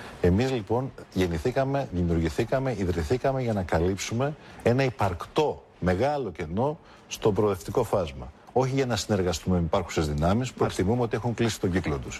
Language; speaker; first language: Greek; native; Greek